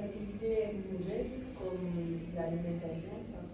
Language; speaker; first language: French; non-native, learner; Spanish